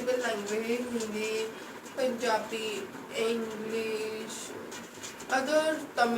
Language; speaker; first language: English; non-native, local second language; Hindi